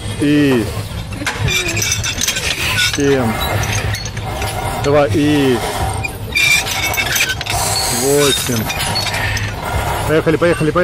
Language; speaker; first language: Russian; native; Russian